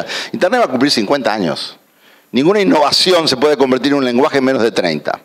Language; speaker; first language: Spanish; native; Spanish